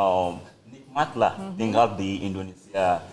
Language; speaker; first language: Indonesian; non-native, fluent; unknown